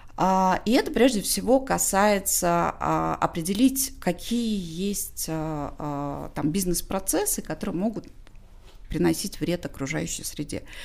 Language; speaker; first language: Russian; non-native, local second language; Tajik